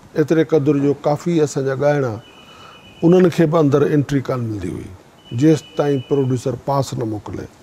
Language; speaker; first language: Sindhi; native; Sindhi